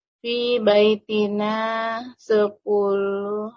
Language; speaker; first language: Arabic; non-native, learner; Indonesian